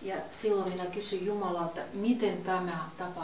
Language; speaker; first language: Finnish; non-native, fluent; Russian